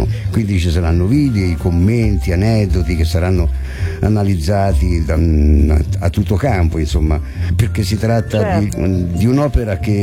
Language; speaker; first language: Italian; native; Italian